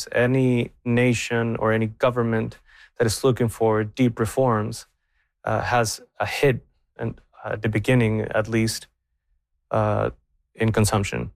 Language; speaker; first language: English; non-native, fluent; Spanish